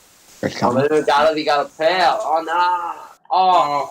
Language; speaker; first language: Welsh; non-native, local second language; English